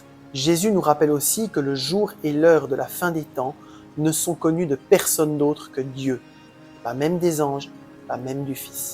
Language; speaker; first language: French; native; French